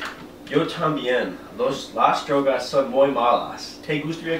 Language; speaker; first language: Spanish; non-native, learner; English